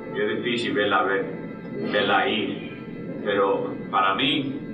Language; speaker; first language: Spanish; early bilingual, heritage; English